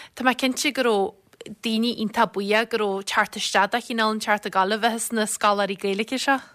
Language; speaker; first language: Irish; native; Irish